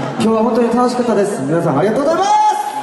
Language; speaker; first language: Japanese; non-native, learner; Korean